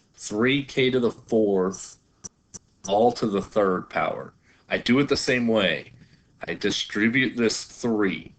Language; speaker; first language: English; native; English